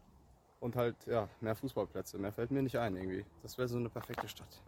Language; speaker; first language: German; native; German